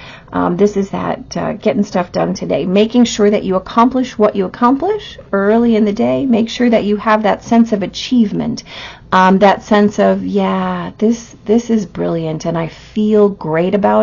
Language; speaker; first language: English; native; English